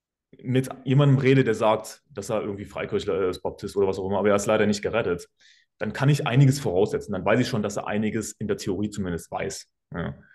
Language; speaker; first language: German; native; German